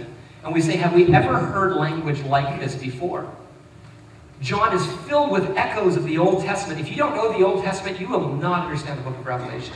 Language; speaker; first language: English; native; English